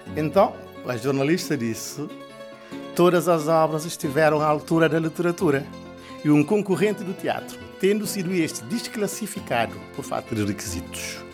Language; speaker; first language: Portuguese; non-native, local second language; Kabuverdianu